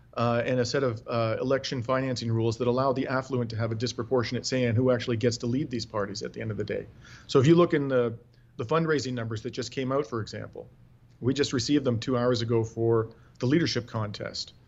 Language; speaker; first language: English; native; English